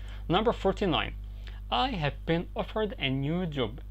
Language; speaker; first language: English; non-native, fluent; Arabic